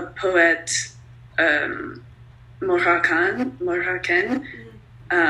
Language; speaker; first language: French; non-native, learner; English